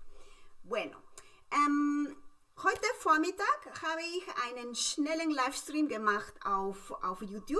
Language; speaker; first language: German; non-native, fluent; Spanish